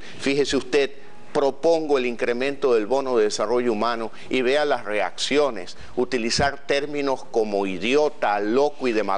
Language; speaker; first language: Spanish; native; Spanish